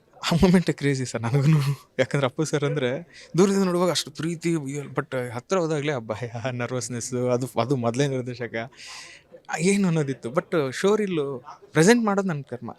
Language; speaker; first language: Kannada; native; Kannada